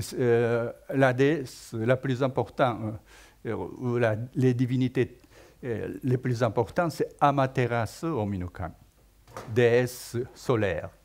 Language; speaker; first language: French; non-native, fluent; Japanese